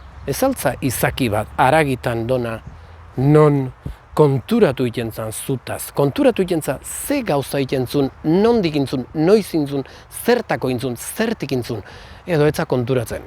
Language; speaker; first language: Basque; native; Basque